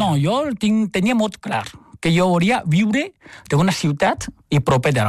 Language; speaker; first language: Catalan; non-native, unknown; Chinese